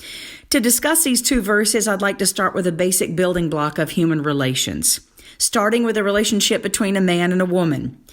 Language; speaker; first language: English; native; English